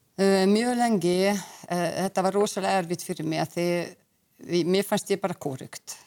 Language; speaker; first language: Icelandic; non-native, fluent; Hungarian